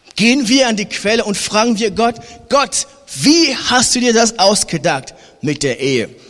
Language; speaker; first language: German; non-native, fluent; French